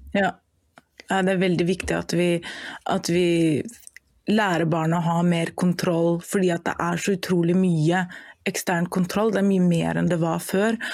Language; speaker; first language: Norwegian; non-native, fluent; German